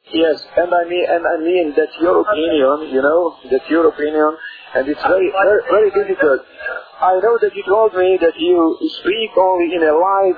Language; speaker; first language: English; non-native, learner; Hungarian